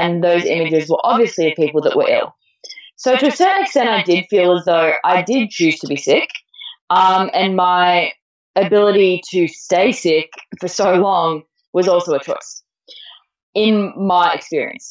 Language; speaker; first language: English; native; English